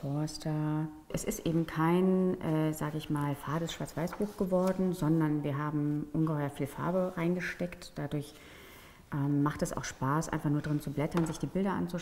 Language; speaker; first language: German; native; German